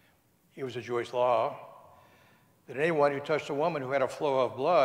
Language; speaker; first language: English; native; English